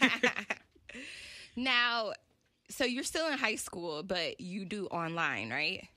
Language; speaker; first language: English; native; English